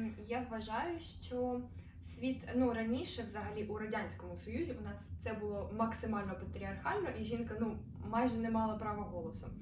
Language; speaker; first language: Ukrainian; non-native, local second language; Russian